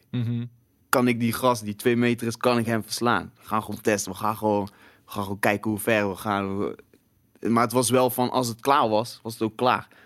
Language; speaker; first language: Dutch; native; Dutch